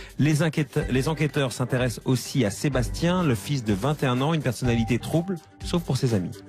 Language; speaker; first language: French; native; French